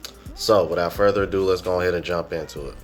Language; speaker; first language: English; native; English